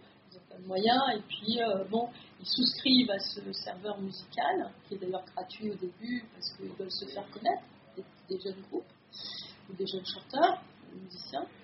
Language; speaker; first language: French; native; French